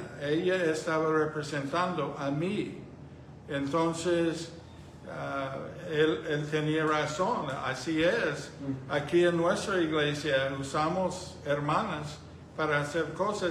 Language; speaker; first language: Spanish; non-native, fluent; English